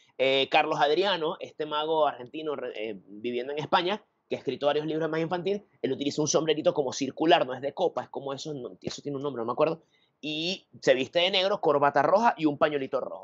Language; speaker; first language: Spanish; native; Spanish